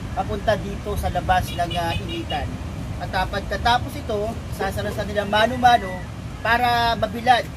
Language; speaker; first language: Filipino; non-native, local second language; Bikol